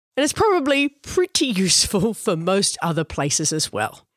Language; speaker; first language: English; native; English